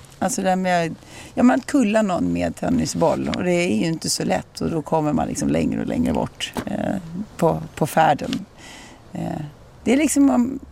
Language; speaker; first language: Swedish; native; Swedish